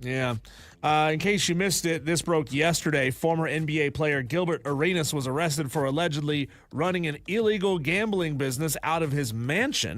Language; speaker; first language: English; native; English